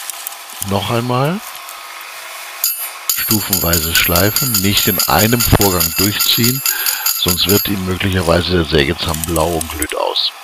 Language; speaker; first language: German; native; German